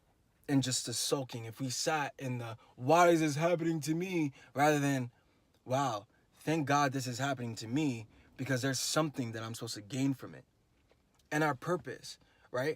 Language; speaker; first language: English; native; English